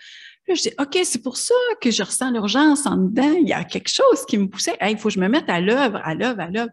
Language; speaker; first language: French; native; French